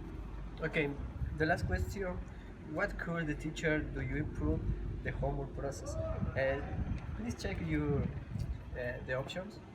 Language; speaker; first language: English; non-native, learner; Spanish